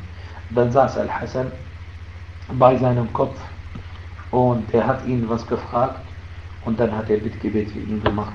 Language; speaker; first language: German; non-native, fluent; Arabic